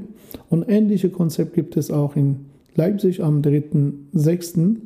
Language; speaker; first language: German; non-native, learner; Persian